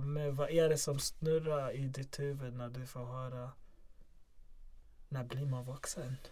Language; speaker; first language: Swedish; non-native, local second language; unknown